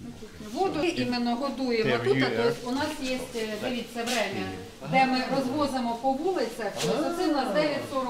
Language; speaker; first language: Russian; non-native, local second language; Ukrainian